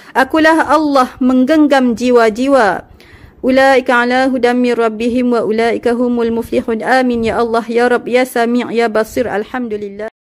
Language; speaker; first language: Malay; native; Malay